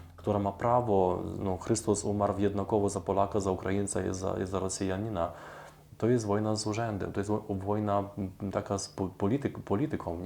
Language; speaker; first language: Polish; non-native, fluent; Ukrainian